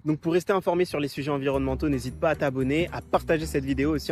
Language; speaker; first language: French; native; French